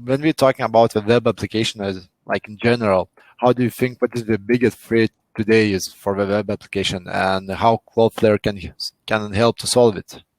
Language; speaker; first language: English; non-native, fluent; Lithuanian